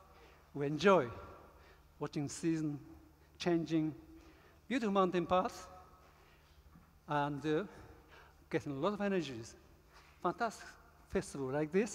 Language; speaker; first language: English; non-native, learner; Japanese